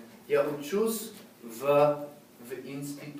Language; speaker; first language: Russian; non-native, fluent; English